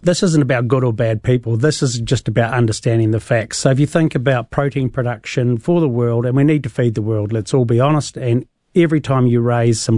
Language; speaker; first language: English; native; English